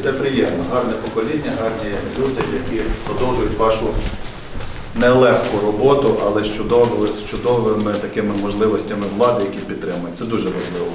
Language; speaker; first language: Ukrainian; native; Ukrainian